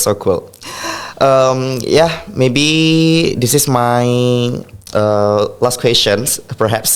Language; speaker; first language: English; non-native, fluent; Indonesian